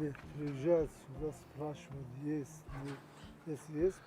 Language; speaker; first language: Russian; non-native, local second language; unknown